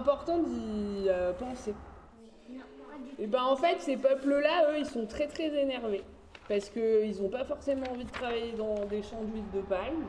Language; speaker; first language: French; native; French